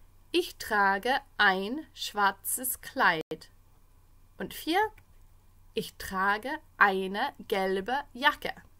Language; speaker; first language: German; non-native, fluent; English